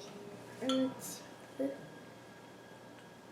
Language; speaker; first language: French; native; French